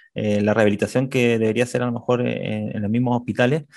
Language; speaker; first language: Spanish; native; Spanish